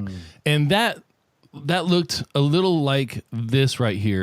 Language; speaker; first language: English; native; English